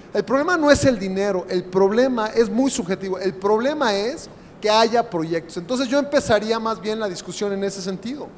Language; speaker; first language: Spanish; native; Spanish